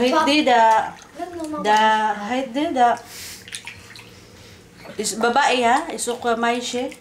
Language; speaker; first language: Dutch; non-native, learner; Cebuano